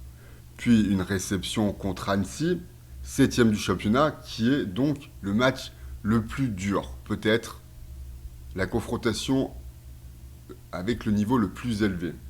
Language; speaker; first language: French; native; French